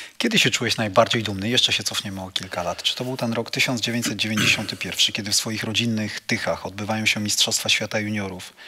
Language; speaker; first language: Polish; native; Polish